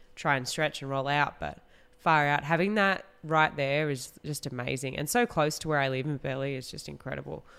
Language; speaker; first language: English; native; English